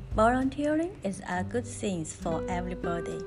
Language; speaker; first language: English; non-native, learner; Chinese